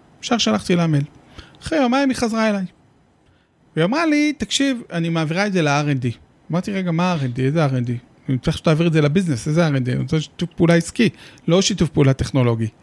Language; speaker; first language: Hebrew; native; Hebrew